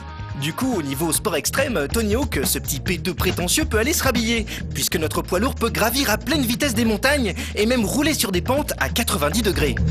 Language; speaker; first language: French; native; French